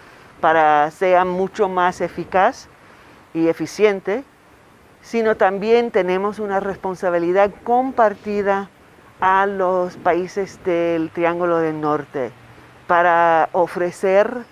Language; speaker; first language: Spanish; non-native, fluent; English